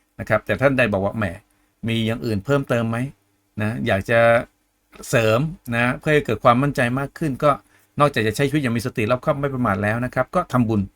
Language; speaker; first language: Thai; native; Thai